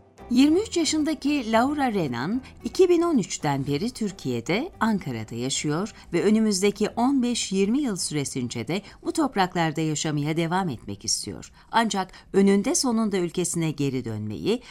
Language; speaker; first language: Turkish; native; Turkish